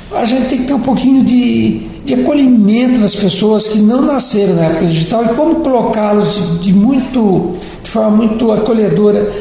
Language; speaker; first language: Portuguese; native; Portuguese